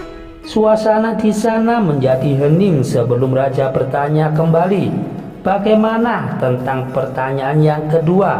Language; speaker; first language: Indonesian; native; Indonesian